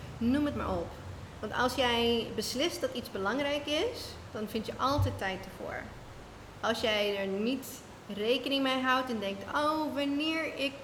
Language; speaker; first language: Dutch; non-native, fluent; English